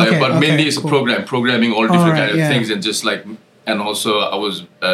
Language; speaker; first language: English; non-native, local second language; Nepali